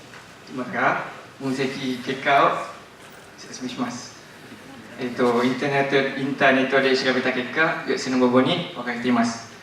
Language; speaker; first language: Japanese; non-native, learner; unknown